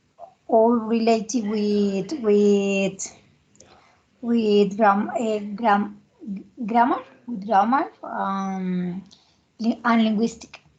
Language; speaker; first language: English; non-native, learner; Spanish